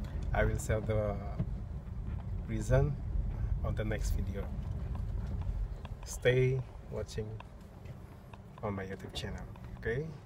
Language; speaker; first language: English; non-native, learner; Indonesian